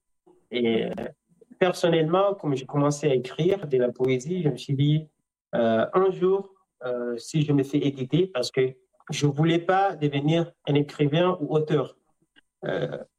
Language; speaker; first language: French; non-native, local second language; Comorian